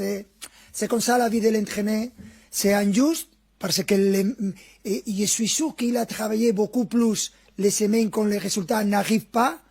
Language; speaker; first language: French; non-native, fluent; Spanish